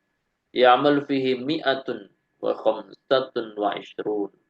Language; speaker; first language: Arabic; non-native, fluent; Indonesian